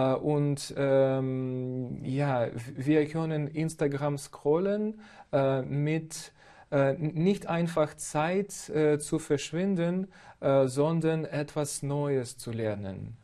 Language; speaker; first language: German; non-native, fluent; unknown